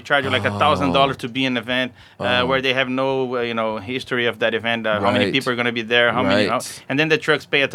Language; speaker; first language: English; non-native, fluent; Portuguese